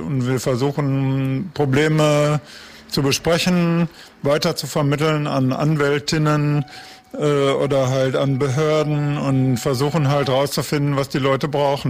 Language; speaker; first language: German; native; German